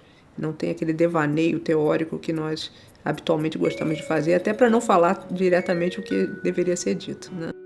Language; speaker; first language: Portuguese; native; Portuguese